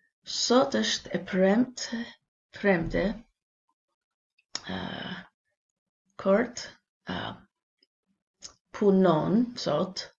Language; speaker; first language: Albanian; non-native, learner; English